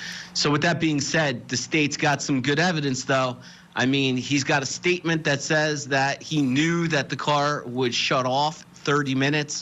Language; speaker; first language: English; native; English